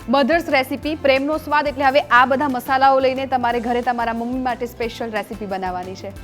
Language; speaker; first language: Gujarati; native; Gujarati